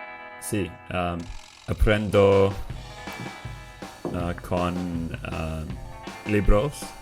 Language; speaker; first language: Spanish; non-native, learner; English